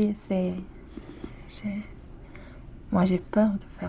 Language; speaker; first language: French; non-native, learner; English